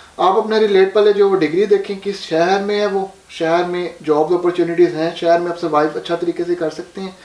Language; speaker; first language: Urdu; non-native, local second language; Punjabi